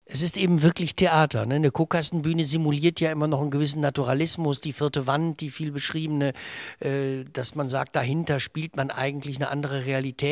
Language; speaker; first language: German; native; German